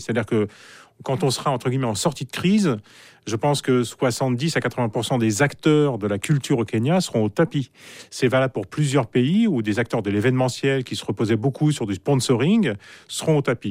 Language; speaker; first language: French; native; French